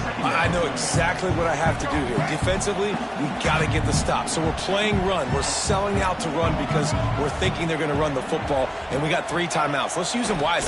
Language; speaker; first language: English; native; English